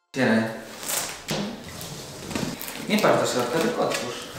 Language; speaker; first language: Polish; native; Polish